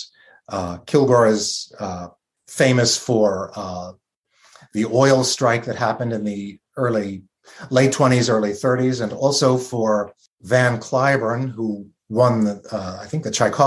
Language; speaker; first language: English; native; English